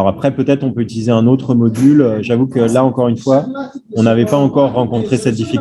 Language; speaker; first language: French; native; French